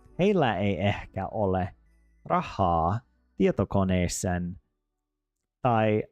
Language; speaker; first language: Finnish; non-native, learner; English